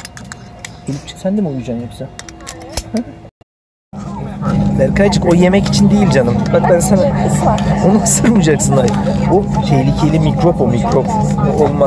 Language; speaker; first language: Turkish; native; Turkish